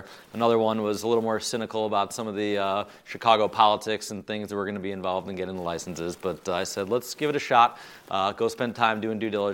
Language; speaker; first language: English; native; English